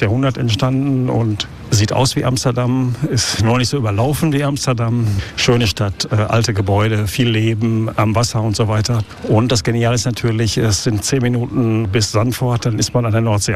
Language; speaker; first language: German; native; German